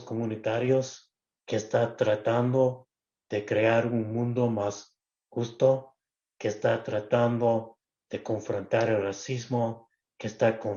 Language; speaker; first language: Spanish; non-native, local second language; English